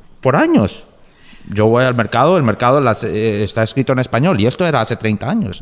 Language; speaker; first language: Spanish; early bilingual, heritage; Spanish